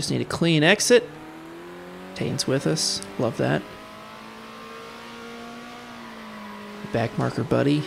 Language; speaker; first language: English; native; English